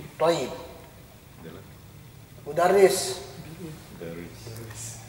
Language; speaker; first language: Arabic; non-native, fluent; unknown